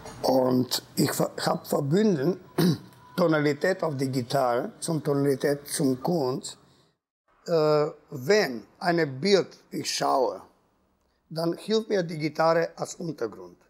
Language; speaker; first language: German; non-native, learner; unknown